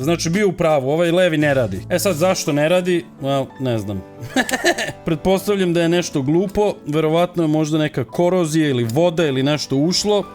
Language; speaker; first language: Croatian; early bilingual, heritage; Serbian